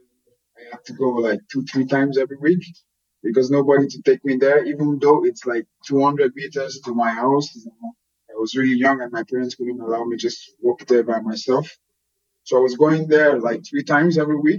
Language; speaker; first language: English; non-native, local second language; Yoruba